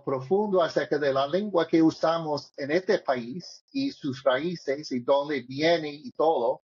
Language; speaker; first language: Spanish; non-native, learner; English